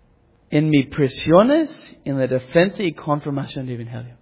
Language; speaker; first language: Spanish; non-native, learner; English